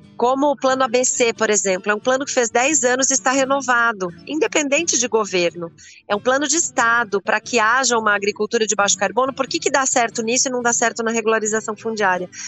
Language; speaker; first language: Portuguese; native; Portuguese